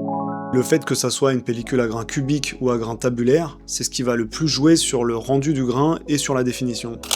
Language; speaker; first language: French; native; French